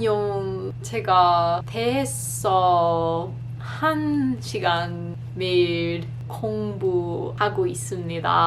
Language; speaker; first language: Korean; non-native, learner; English